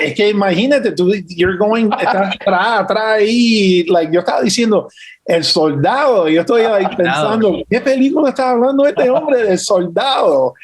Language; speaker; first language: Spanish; early bilingual, heritage; English